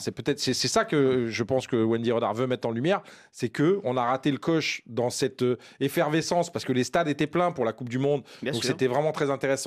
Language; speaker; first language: French; native; French